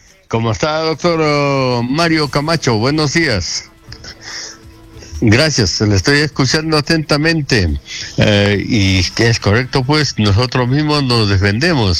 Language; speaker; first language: Spanish; native; Spanish